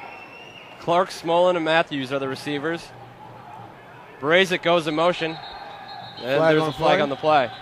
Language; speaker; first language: English; native; English